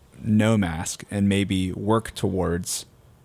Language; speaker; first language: English; native; English